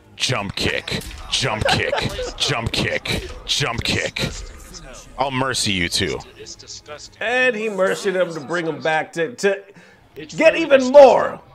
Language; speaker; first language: English; native; English